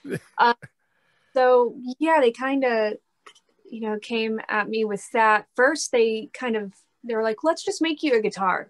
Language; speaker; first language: English; native; English